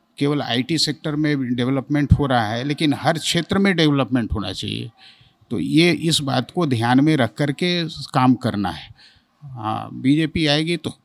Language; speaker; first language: Hindi; native; Hindi